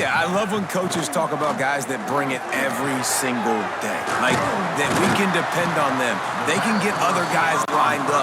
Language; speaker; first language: English; native; English